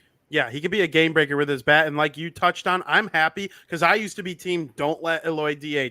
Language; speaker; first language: English; native; English